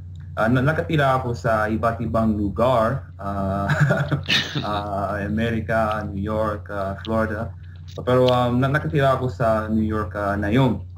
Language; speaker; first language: Filipino; non-native, learner; English